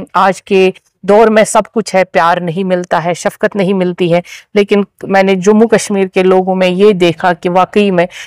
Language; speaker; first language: Hindi; non-native, local second language; Kashmiri